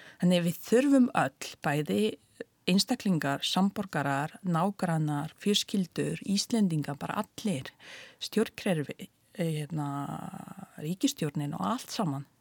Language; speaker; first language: Icelandic; non-native, fluent; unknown